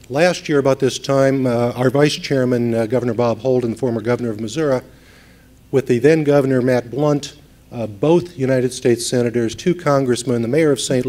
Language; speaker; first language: English; native; English